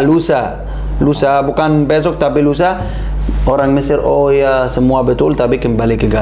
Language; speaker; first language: Indonesian; non-native, learner; Arabic